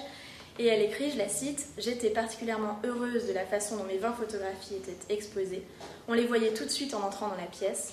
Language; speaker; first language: French; native; French